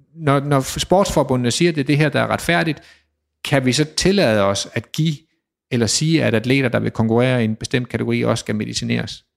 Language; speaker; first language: Danish; native; Danish